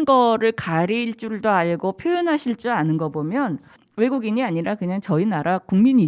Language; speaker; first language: Korean; native; Korean